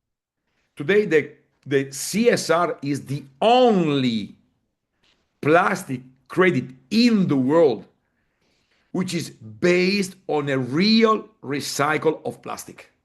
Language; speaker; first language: English; non-native, fluent; Italian